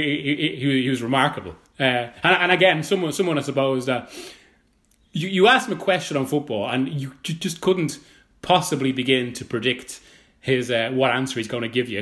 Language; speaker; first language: English; native; English